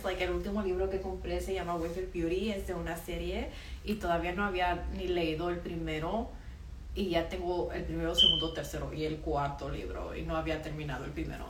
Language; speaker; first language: Spanish; early bilingual, heritage; Spanish